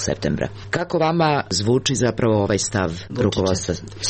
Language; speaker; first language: Serbian; native; Serbian